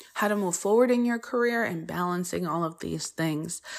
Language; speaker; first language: English; early bilingual, other home language; Polish